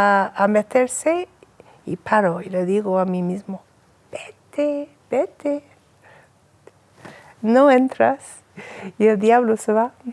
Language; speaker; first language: Spanish; non-native, fluent; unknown